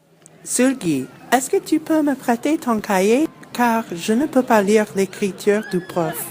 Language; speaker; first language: French; non-native, learner; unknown